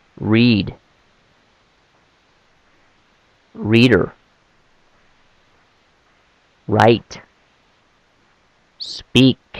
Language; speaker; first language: English; non-native, fluent; Korean